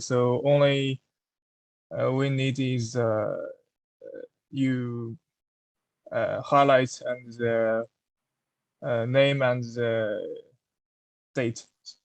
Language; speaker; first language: English; non-native, learner; Chinese